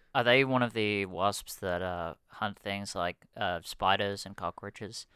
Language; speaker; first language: English; native; English